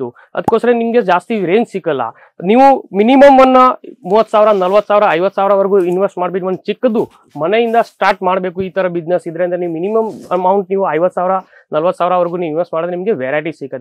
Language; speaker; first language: Kannada; non-native, fluent; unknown